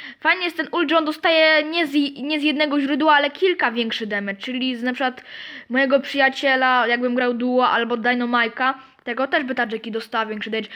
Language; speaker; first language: Polish; native; Polish